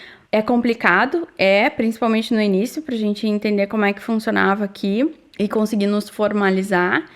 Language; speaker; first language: Portuguese; native; Portuguese